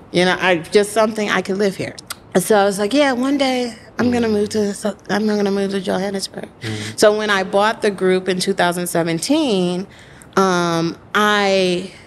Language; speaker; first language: English; native; English